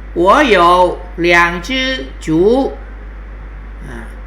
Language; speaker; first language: Chinese; non-native, fluent; Thai